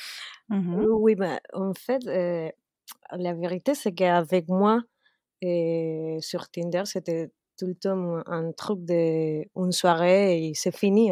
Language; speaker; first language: French; non-native, fluent; Spanish